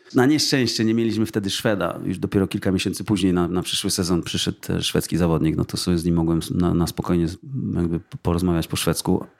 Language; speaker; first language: Polish; native; Polish